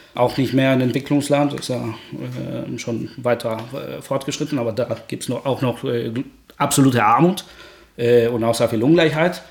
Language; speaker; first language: German; non-native, fluent; Spanish